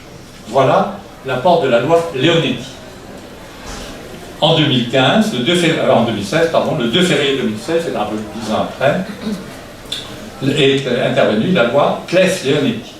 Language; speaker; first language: French; native; French